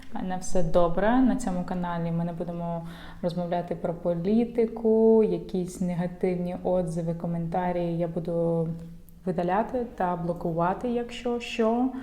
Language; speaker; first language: Ukrainian; non-native, local second language; Russian